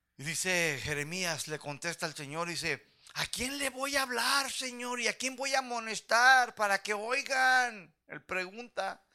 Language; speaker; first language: Spanish; early bilingual, heritage; Spanish